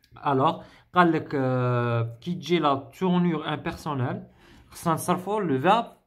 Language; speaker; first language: French; non-native, local second language; Arabic